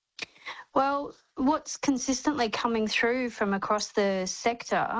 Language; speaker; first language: English; native; English